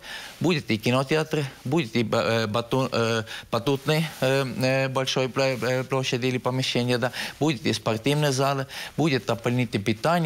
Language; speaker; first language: Russian; non-native, local second language; Estonian